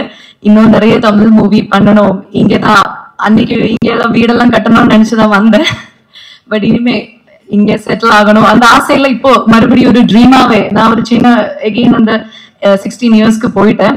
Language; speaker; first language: Tamil; non-native, fluent; Malayalam